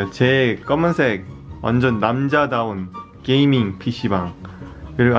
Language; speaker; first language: Korean; native; Korean